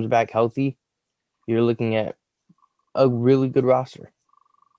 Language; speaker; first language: English; native; English